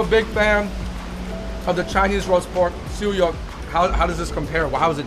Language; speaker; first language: English; native; English